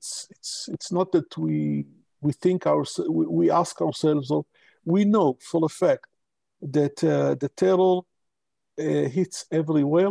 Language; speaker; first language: English; non-native, local second language; Hebrew